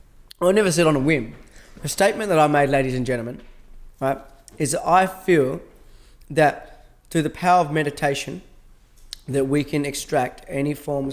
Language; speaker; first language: English; native; English